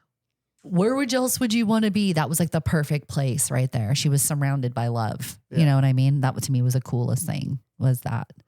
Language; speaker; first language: English; native; English